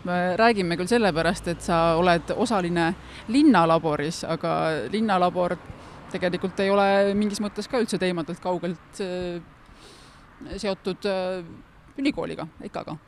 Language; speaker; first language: Estonian; native; Estonian